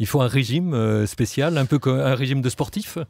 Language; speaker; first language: French; native; French